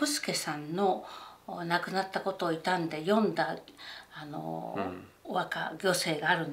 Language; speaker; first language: Japanese; native; Japanese